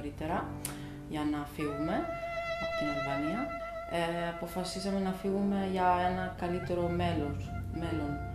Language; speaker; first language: Greek; non-native, fluent; Albanian